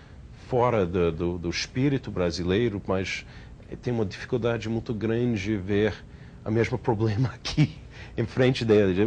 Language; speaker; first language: Portuguese; non-native, fluent; English